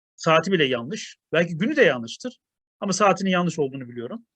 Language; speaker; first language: Turkish; native; Turkish